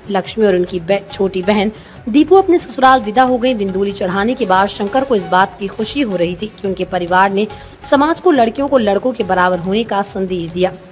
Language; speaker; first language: Hindi; native; Hindi